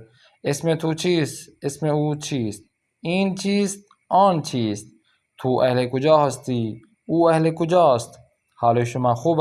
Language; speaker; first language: Persian; non-native, fluent; Urdu